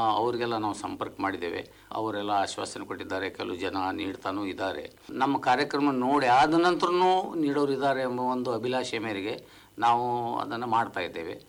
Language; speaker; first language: Kannada; non-native, local second language; Konkani